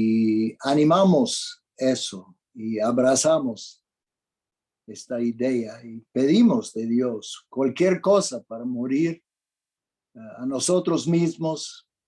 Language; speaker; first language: Spanish; non-native, fluent; English